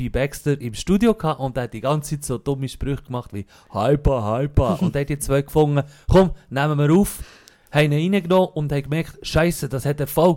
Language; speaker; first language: German; native; German